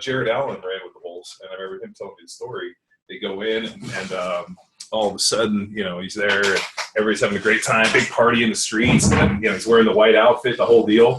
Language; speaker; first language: English; native; English